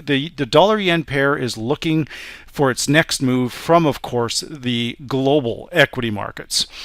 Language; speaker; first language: English; native; English